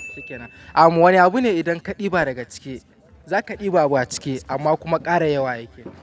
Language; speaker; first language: Hausa; native; Hausa